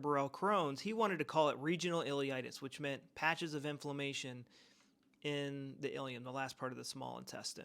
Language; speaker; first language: English; native; English